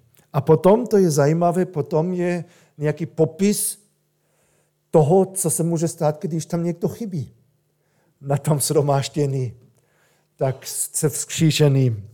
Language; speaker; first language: Czech; non-native, fluent; German